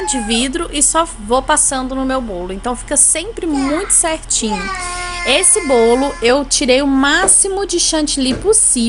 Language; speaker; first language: Portuguese; native; Portuguese